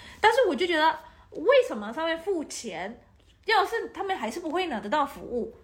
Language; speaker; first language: Chinese; non-native, fluent; Spanish